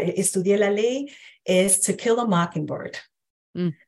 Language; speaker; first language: Spanish; early bilingual, heritage; Spanish